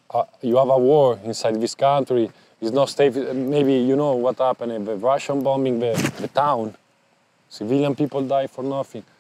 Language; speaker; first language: English; non-native, learner; Italian